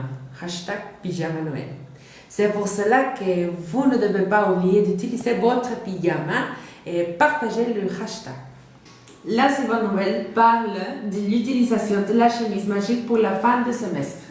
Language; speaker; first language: French; non-native, learner; Spanish